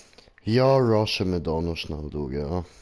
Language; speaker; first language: German; native; German